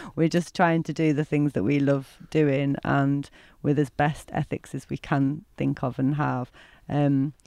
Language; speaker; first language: English; native; English